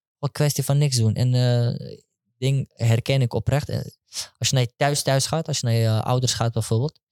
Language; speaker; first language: Dutch; early bilingual, other home language; Turkish